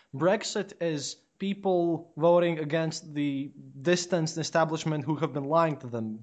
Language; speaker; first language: English; non-native, fluent; Latvian